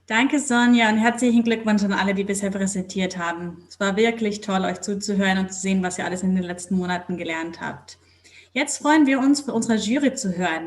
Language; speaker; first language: German; native; German